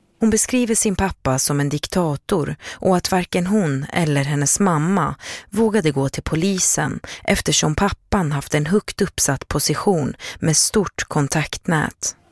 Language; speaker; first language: Swedish; native; Swedish